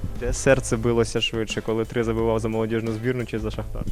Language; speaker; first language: Ukrainian; native; Ukrainian